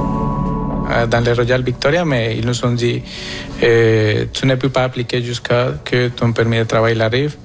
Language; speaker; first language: French; non-native, fluent; Spanish